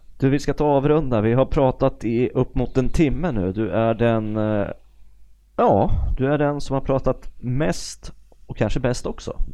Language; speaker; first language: Swedish; native; Swedish